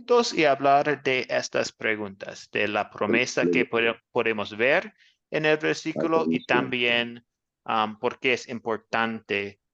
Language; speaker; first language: Spanish; non-native, fluent; English